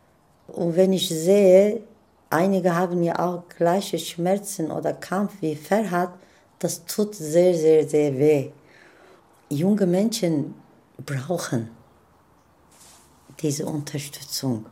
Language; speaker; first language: German; non-native, learner; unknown